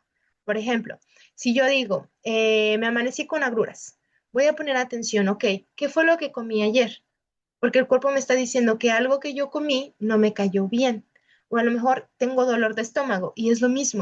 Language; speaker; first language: Spanish; native; Spanish